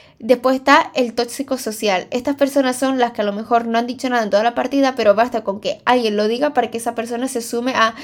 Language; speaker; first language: Spanish; early bilingual, other home language; Chinese